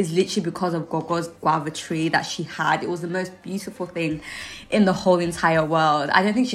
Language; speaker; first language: English; native; English